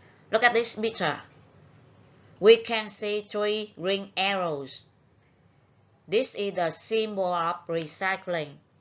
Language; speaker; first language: English; non-native, fluent; Vietnamese